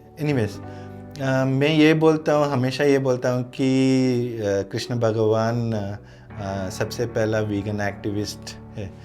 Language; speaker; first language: Hindi; non-native, local second language; Telugu